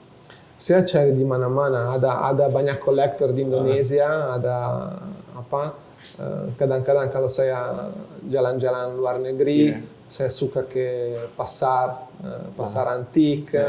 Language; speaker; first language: Indonesian; non-native, fluent; Italian